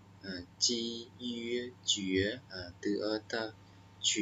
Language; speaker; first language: Chinese; non-native, fluent; Khmer